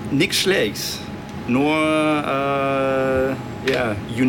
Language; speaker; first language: German; non-native, learner; English